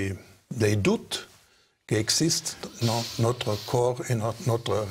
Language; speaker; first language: French; non-native, fluent; German